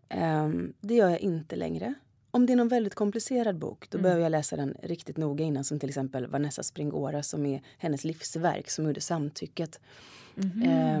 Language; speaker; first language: Swedish; native; Swedish